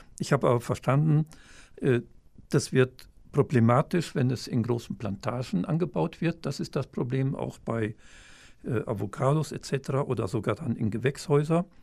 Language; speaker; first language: German; native; German